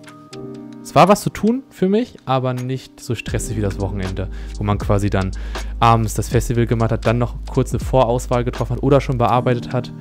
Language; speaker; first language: German; native; German